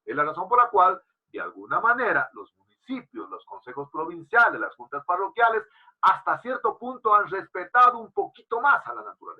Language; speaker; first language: Spanish; native; Spanish